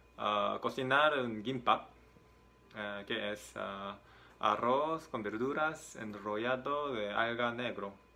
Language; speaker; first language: Spanish; non-native, learner; Korean